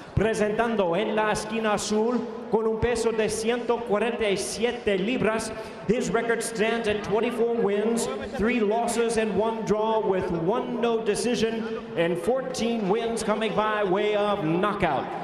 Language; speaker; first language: English; early bilingual, other home language; Spanish